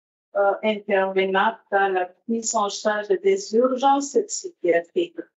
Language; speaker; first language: French; non-native, local second language; Rundi